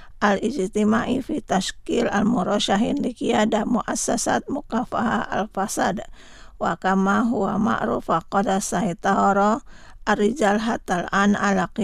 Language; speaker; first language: Arabic; non-native, fluent; Indonesian